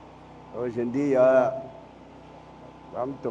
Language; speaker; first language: Portuguese; non-native, learner; Lingala